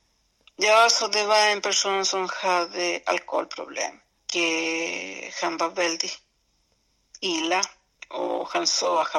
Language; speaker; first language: Swedish; non-native, fluent; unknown